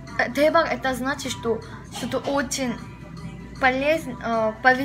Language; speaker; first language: Russian; non-native, learner; Korean